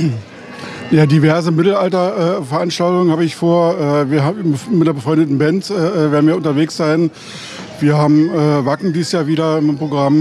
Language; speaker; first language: German; native; German